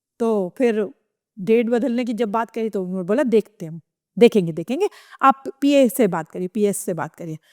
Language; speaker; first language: Hindi; native; Hindi